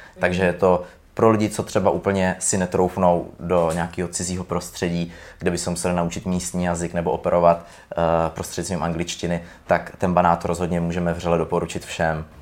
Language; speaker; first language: Czech; native; Czech